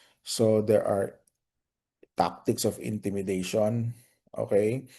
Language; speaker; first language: English; non-native, local second language; Filipino